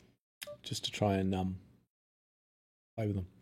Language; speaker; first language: English; native; English